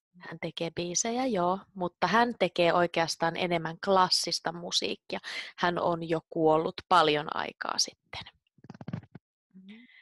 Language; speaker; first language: Finnish; native; Finnish